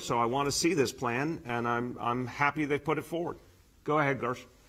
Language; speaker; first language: English; native; English